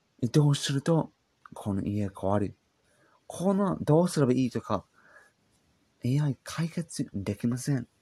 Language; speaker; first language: Japanese; non-native, learner; English